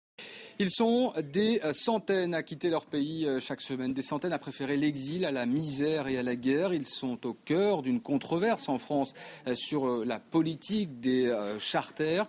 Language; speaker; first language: French; native; French